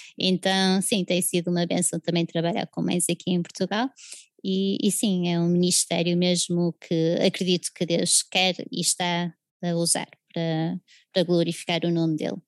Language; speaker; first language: Portuguese; early bilingual, other home language; English